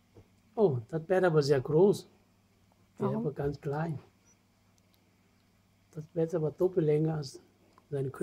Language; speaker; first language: German; non-native, learner; Vietnamese